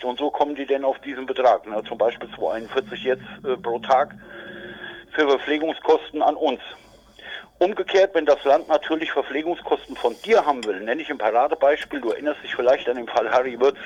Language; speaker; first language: German; native; German